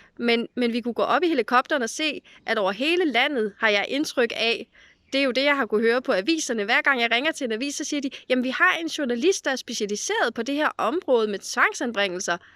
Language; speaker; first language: Danish; native; Danish